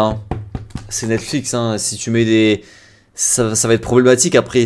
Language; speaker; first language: French; native; French